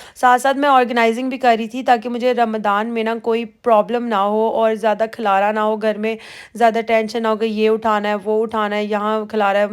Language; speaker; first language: Urdu; native; Urdu